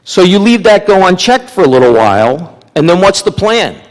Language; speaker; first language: English; native; English